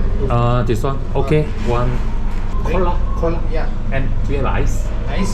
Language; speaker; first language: English; non-native, learner; Korean